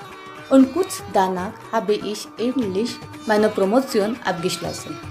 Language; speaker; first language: German; non-native, fluent; Marathi